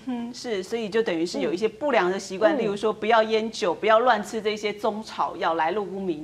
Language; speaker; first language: Chinese; native; Chinese